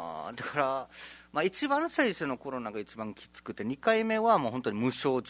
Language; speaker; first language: Japanese; native; Japanese